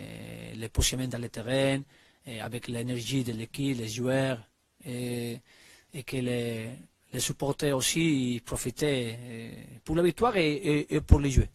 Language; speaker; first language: French; non-native, learner; Spanish